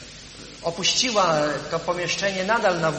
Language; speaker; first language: Polish; native; Polish